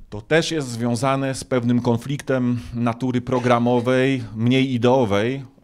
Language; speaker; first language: Polish; native; Polish